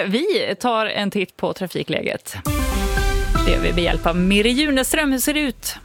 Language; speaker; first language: Swedish; native; Swedish